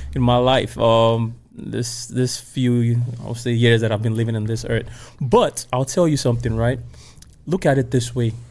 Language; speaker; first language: English; non-native, local second language; Igbo